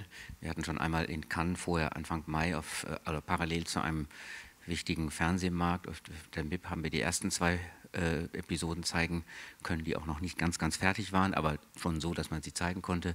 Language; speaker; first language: German; native; German